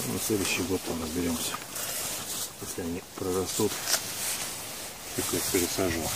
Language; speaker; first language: Russian; native; Russian